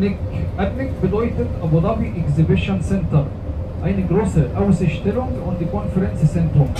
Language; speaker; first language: German; non-native, fluent; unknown